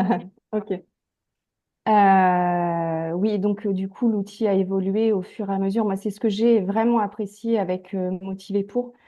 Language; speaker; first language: French; native; French